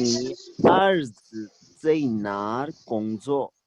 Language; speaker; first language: Chinese; non-native, fluent; Urdu